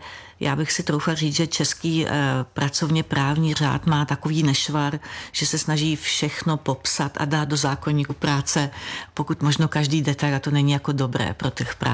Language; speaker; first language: Czech; native; Czech